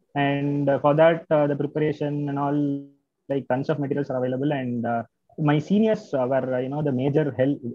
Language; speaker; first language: English; non-native, local second language; Tamil